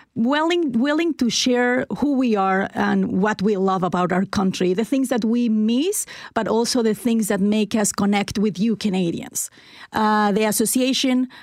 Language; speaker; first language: English; non-native, fluent; Spanish